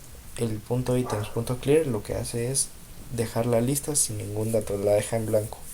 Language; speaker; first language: Spanish; native; Spanish